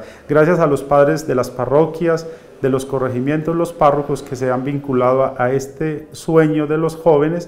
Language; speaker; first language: Spanish; native; Spanish